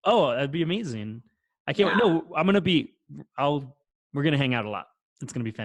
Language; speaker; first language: English; native; English